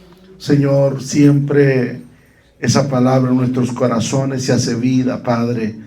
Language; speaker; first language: Spanish; native; Spanish